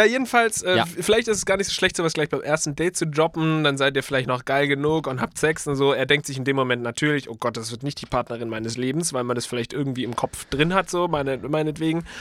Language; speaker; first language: German; native; German